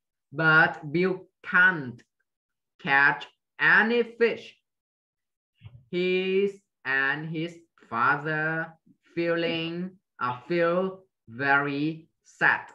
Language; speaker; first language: English; non-native, fluent; Vietnamese